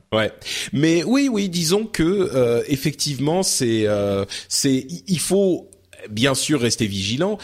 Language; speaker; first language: French; early bilingual, other home language; Arabic